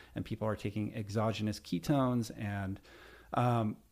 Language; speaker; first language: English; native; English